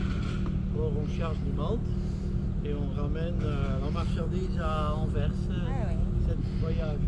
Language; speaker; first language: French; non-native, fluent; Dutch